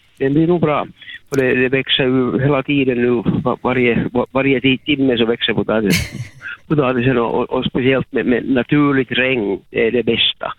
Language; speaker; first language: Swedish; native; Swedish